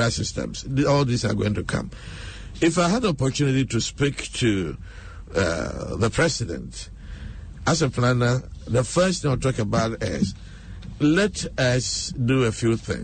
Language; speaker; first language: English; non-native, local second language; Akan